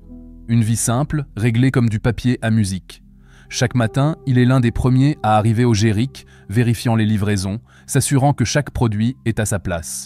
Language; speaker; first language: French; native; French